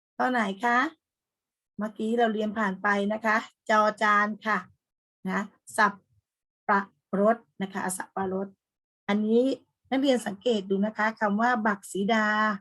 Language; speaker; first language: Thai; native; Thai